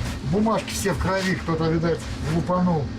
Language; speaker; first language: Russian; native; Russian